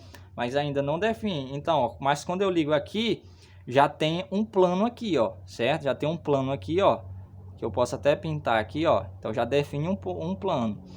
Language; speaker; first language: Portuguese; native; Portuguese